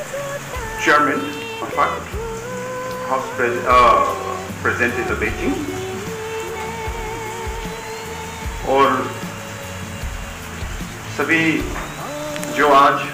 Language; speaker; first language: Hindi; non-native, local second language; Adi